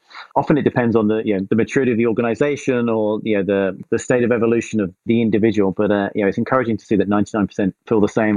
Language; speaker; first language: English; native; English